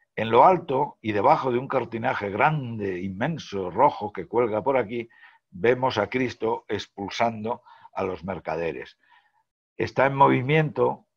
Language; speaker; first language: Spanish; native; Spanish